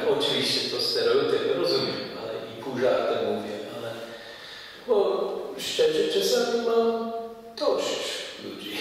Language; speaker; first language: Polish; non-native, fluent; English